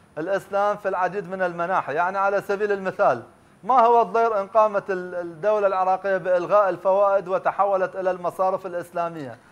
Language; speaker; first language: Arabic; native; Arabic